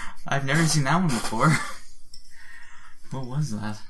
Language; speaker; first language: English; early bilingual, other home language; French